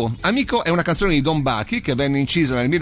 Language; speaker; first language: Italian; native; Italian